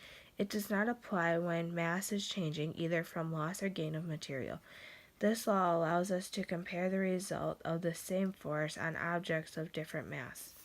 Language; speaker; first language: English; native; English